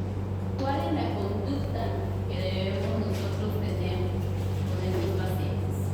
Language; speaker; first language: Spanish; native; Spanish